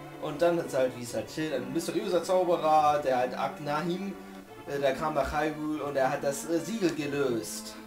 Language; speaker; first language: German; native; German